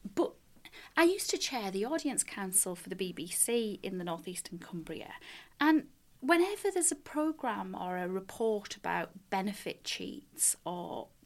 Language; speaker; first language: English; native; English